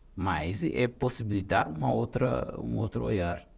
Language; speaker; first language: Portuguese; non-native, fluent; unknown